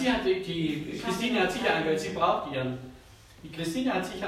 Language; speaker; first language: German; native; German